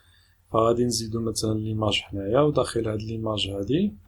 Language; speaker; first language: Arabic; native; Arabic